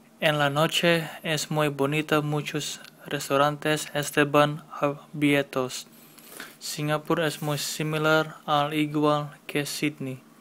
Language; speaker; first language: Spanish; non-native, learner; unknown